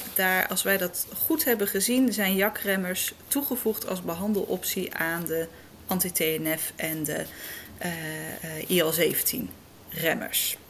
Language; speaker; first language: Dutch; native; Dutch